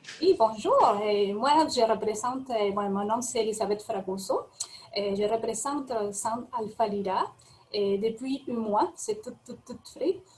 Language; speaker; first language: French; non-native, fluent; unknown